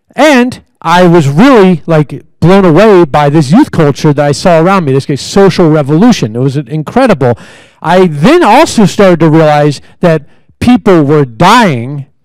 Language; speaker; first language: English; native; English